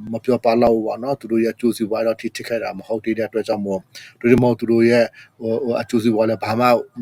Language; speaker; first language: Burmese; non-native, local second language; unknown